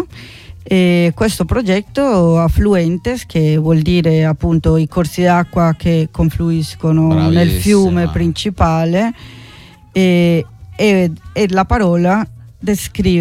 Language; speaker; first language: Italian; non-native, fluent; Spanish